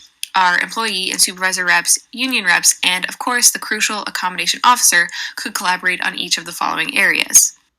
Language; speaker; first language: English; native; English